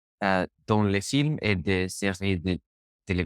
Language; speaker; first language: French; non-native, learner; Spanish